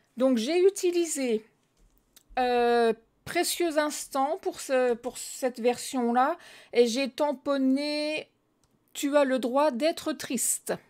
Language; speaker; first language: French; native; French